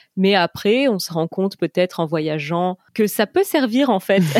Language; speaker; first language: French; native; French